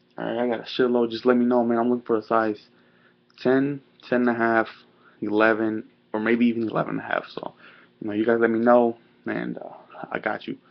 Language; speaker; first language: English; native; English